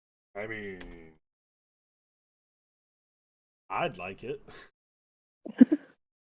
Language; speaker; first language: English; native; English